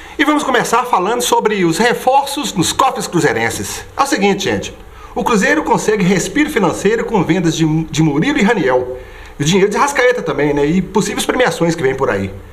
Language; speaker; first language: Portuguese; native; Portuguese